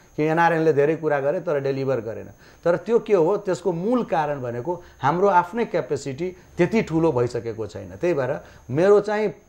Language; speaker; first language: Nepali; non-native, local second language; Maithili